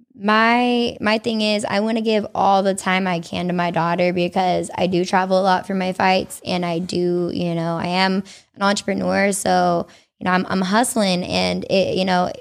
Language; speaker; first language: English; early bilingual, other home language; Italian